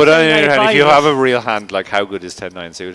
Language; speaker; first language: English; native; English